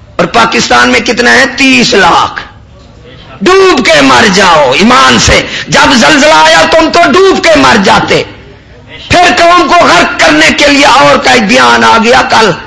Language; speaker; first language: Urdu; non-native, local second language; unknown